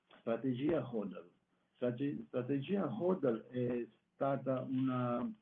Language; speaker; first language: Italian; non-native, fluent; Armenian